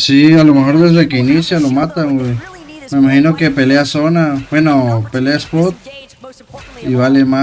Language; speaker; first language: Spanish; native; Spanish